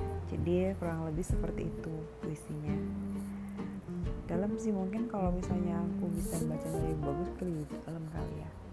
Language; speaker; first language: Indonesian; native; Indonesian